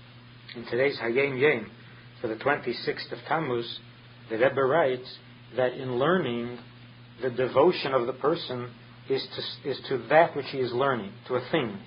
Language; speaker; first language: English; native; English